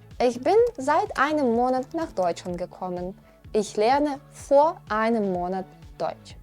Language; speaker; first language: German; non-native, fluent; Ukrainian